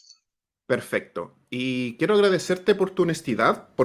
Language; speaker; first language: Spanish; native; Spanish